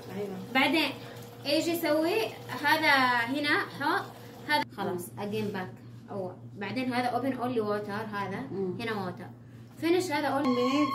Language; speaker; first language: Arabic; non-native, learner; Filipino